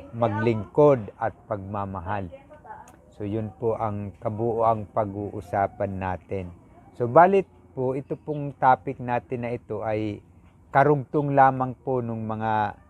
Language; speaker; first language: Filipino; non-native, local second language; Bikol